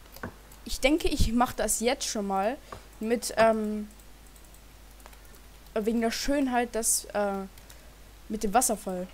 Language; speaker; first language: German; native; German